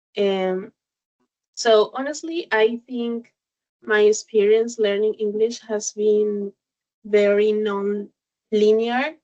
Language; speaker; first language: English; non-native, learner; Spanish